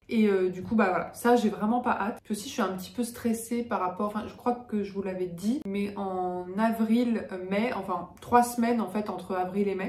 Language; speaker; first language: French; native; French